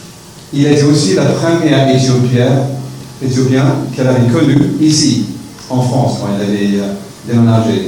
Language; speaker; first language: French; non-native, fluent; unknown